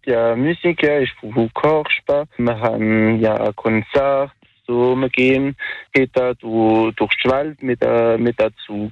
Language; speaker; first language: German; non-native, local second language; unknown